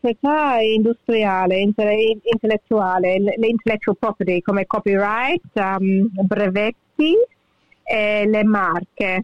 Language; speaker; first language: Italian; early bilingual, heritage; English